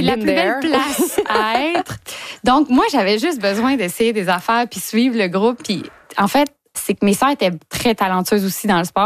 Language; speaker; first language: French; native; French